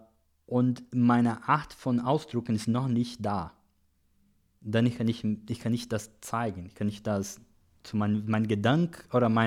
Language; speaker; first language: German; non-native, learner; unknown